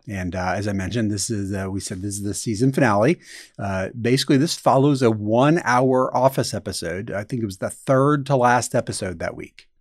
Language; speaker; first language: English; native; English